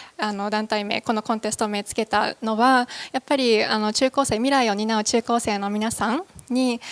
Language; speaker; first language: Japanese; native; Japanese